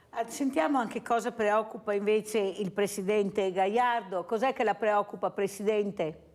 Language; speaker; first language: Italian; native; Italian